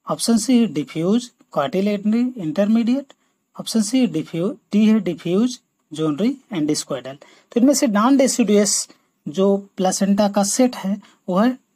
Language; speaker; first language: Hindi; native; Hindi